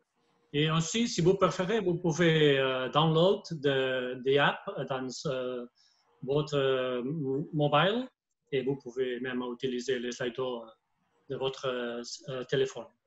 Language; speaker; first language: French; non-native, fluent; Spanish